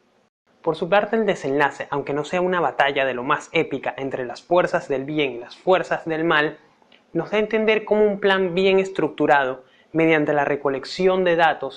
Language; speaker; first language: Spanish; native; Spanish